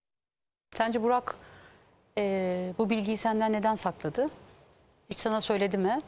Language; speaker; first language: Turkish; native; Turkish